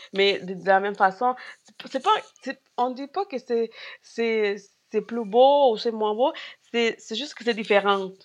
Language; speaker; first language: French; non-native, fluent; Spanish